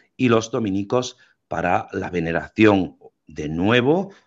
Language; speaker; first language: Spanish; native; Spanish